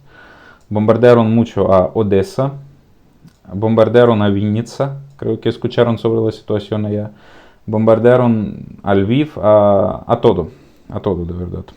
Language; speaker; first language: Spanish; non-native, fluent; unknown